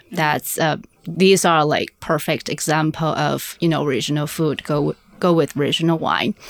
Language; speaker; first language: English; non-native, fluent; Chinese